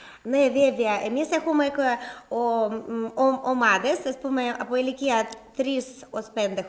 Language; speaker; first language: Greek; non-native, learner; Russian